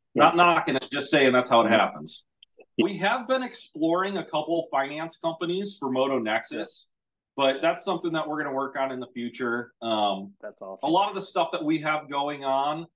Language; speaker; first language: English; native; English